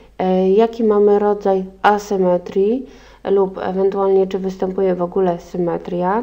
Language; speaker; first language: Polish; native; Polish